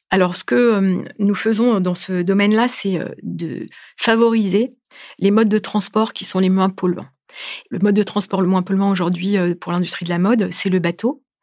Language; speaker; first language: French; native; French